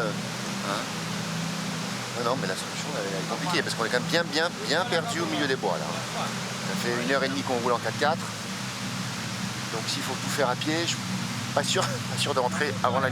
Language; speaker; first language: French; native; French